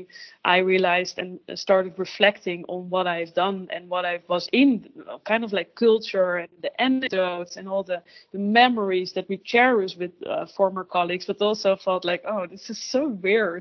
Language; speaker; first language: English; non-native, fluent; Dutch